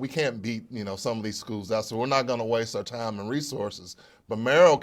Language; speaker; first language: English; native; English